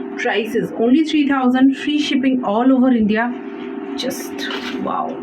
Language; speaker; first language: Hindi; non-native, local second language; Bangla